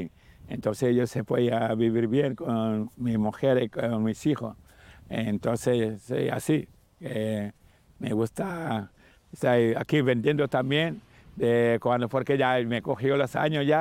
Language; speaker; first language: Spanish; non-native, learner; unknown